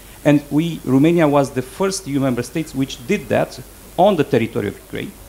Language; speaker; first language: English; non-native, fluent; Romanian